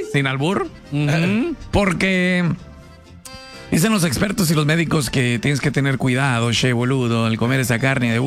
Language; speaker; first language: Spanish; native; Spanish